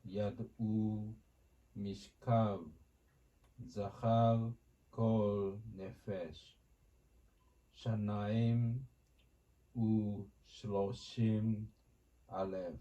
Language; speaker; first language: Hebrew; non-native, learner; Japanese